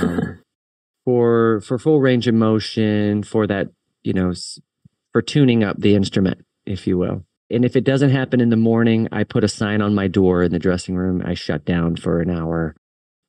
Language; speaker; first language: English; native; English